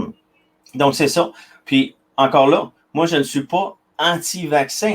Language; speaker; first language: French; native; French